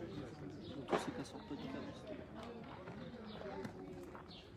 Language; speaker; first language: French; native; French